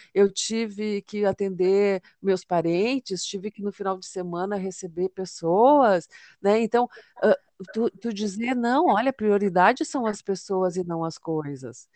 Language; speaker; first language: Portuguese; native; Portuguese